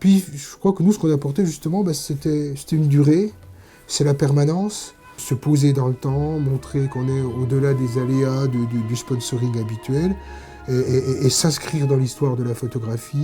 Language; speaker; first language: French; native; French